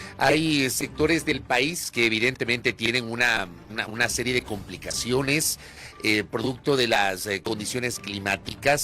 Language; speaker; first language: Spanish; native; Spanish